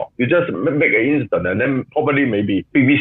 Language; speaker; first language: English; non-native, local second language; Cantonese